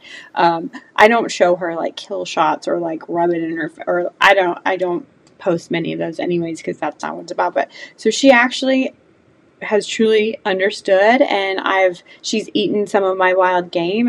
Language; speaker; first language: English; native; English